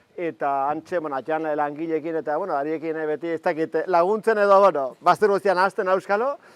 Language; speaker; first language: Basque; native; Basque